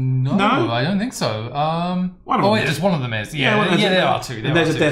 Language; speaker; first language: English; native; English